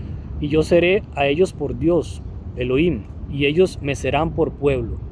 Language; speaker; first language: Spanish; native; Spanish